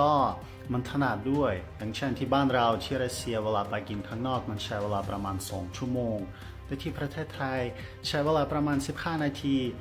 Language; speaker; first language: Thai; non-native, fluent; Russian